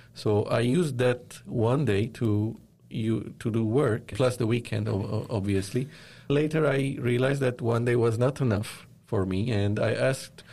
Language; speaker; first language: English; non-native, fluent; Arabic